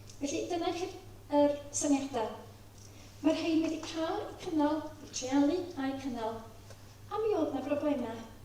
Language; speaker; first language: Welsh; native; Welsh